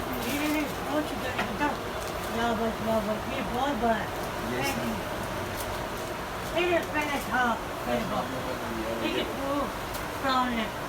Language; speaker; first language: Hindi; non-native, learner; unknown